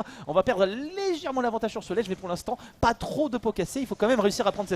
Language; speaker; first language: French; native; French